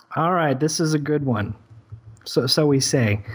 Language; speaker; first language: English; native; English